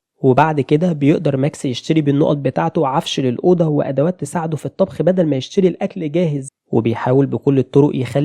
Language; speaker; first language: Arabic; native; Arabic